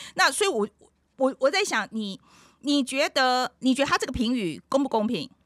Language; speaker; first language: Chinese; native; Chinese